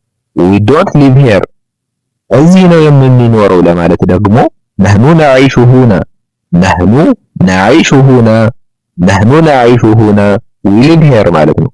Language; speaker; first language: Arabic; non-native, learner; Amharic